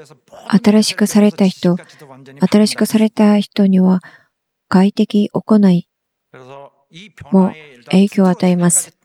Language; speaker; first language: Japanese; non-native, fluent; Korean